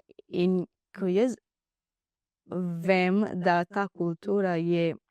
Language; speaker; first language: Slovenian; non-native, learner; Divehi